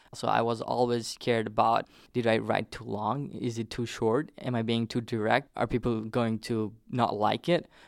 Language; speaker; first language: English; non-native, fluent; Nepali